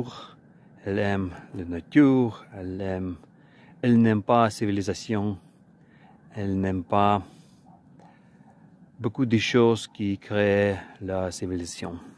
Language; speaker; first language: French; non-native, learner; Ukrainian